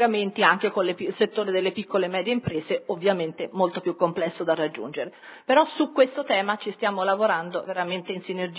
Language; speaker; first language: Italian; native; Italian